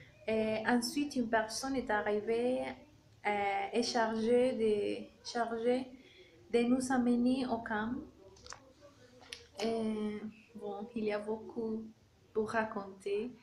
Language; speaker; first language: French; non-native, learner; Spanish